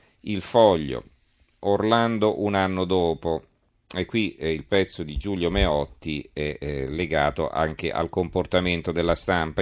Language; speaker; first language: Italian; native; Italian